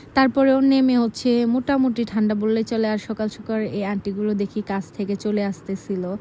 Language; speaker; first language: Bangla; native; Bangla